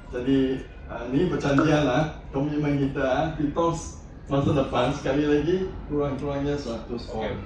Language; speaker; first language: Malay; non-native, local second language; Chinese